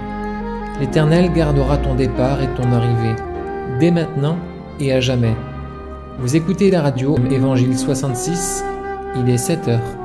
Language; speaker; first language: French; native; French